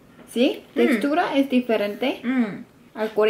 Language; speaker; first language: Spanish; non-native, fluent; Korean